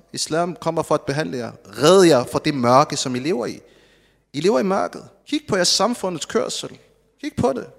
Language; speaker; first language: Danish; non-native, fluent; Arabic